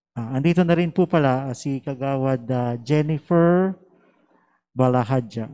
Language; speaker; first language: Filipino; native; Filipino